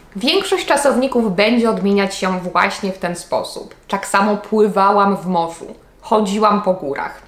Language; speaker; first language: Polish; native; Polish